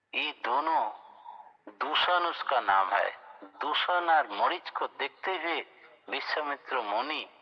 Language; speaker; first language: Hindi; non-native, local second language; Bangla